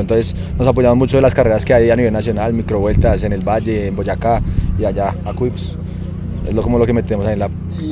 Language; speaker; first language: Spanish; native; Spanish